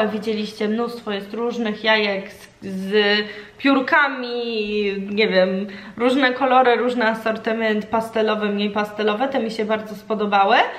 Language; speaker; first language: Polish; early bilingual, heritage; Polish